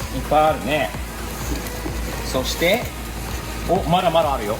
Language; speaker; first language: Japanese; non-native, fluent; English